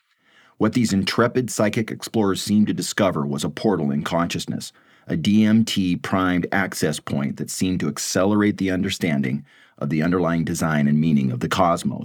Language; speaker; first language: English; native; English